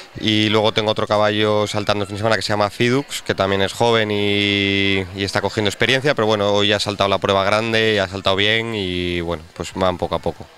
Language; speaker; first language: Spanish; native; Spanish